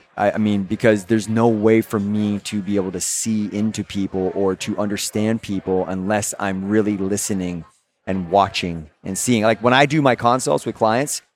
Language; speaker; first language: English; native; English